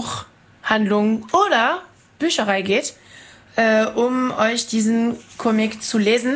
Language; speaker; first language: German; non-native, fluent; French